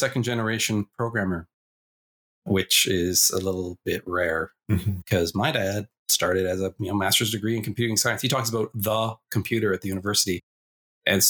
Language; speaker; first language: English; native; English